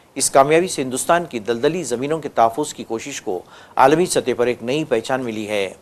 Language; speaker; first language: Urdu; native; Urdu